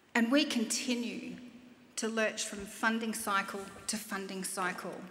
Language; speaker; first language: English; native; English